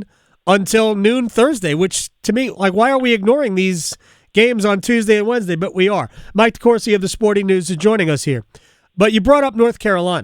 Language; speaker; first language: English; native; English